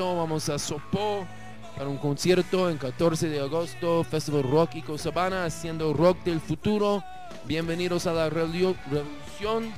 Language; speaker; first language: Spanish; non-native, learner; English